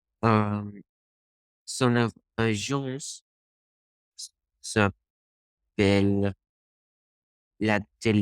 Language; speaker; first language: French; non-native, learner; Spanish